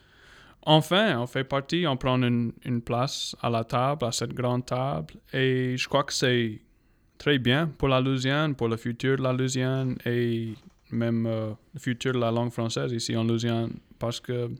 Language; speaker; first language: French; non-native, local second language; English